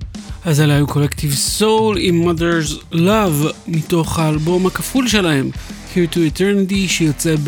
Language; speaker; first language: Hebrew; native; Hebrew